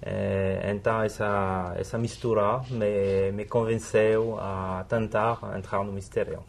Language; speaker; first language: Portuguese; non-native, fluent; French